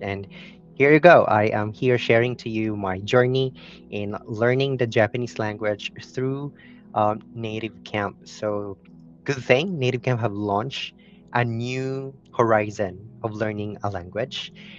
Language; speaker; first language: English; non-native, local second language; Cebuano